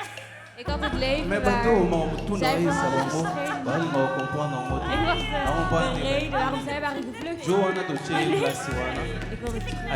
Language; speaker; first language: Dutch; early bilingual, other home language; Kinyarwanda